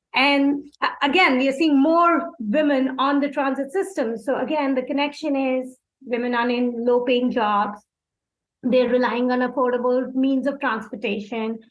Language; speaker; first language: English; non-native, local second language; Hindi